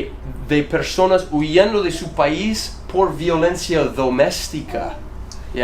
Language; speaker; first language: Spanish; non-native, fluent; English